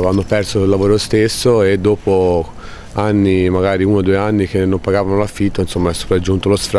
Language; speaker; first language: Italian; native; Italian